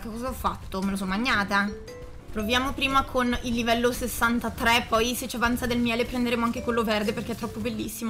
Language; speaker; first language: Italian; native; Italian